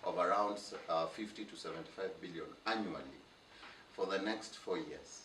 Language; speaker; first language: English; non-native, local second language; Luo (Kenya and Tanzania)